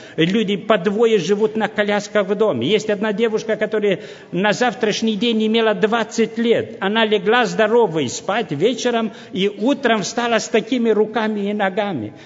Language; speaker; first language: Russian; non-native, local second language; Romanian